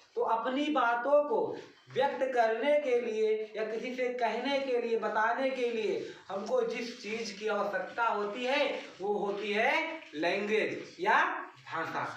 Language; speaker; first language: Hindi; native; Hindi